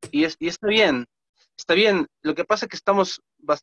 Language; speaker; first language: Portuguese; non-native, learner; Spanish